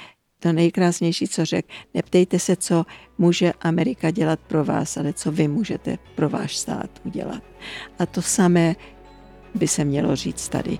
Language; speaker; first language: Czech; early bilingual, heritage; Czech